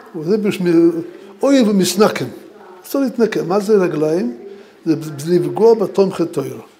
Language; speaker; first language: Hebrew; non-native, fluent; Russian